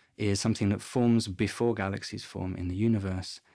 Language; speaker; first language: English; native; English